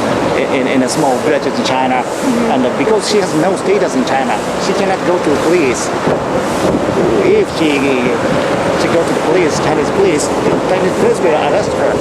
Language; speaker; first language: English; non-native, fluent; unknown